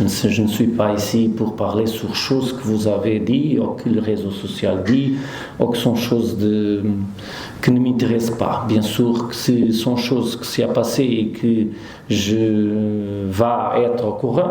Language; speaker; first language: French; non-native, learner; Portuguese